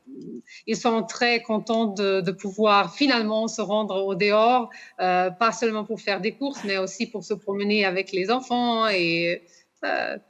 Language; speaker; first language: French; non-native, fluent; Portuguese